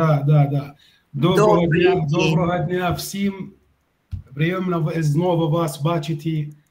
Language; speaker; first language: Ukrainian; non-native, fluent; Arabic